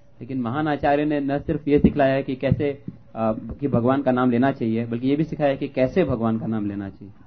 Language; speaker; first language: Hindi; native; Hindi